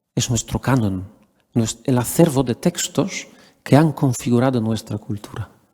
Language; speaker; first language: Spanish; non-native, fluent; Polish